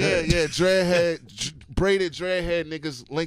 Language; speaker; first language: English; native; English